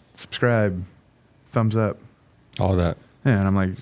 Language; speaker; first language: English; native; English